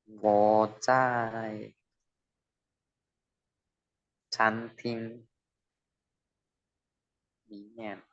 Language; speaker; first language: Chinese; non-native, learner; Indonesian